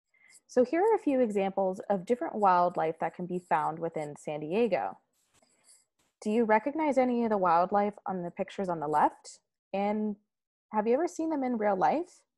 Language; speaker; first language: English; native; English